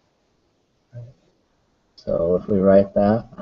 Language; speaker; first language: English; native; English